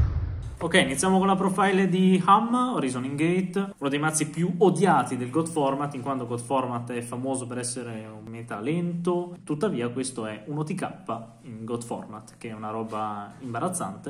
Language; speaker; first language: Italian; native; Italian